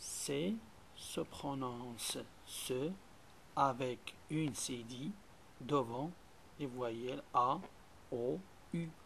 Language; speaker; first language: French; non-native, local second language; Arabic